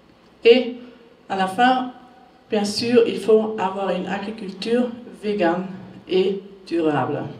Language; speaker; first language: French; non-native, learner; German